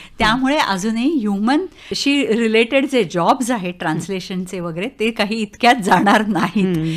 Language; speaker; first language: Marathi; native; Marathi